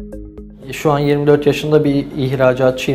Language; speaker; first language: Turkish; native; Turkish